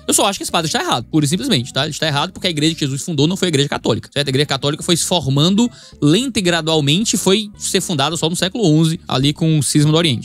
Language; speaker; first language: Portuguese; native; Portuguese